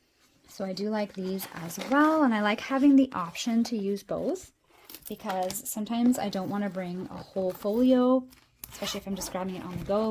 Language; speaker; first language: English; native; English